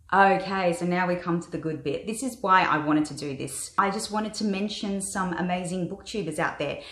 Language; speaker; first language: English; native; English